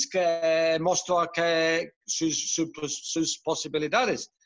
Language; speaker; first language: Spanish; non-native, fluent; Dutch